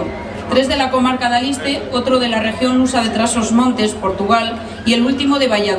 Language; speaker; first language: Spanish; native; Spanish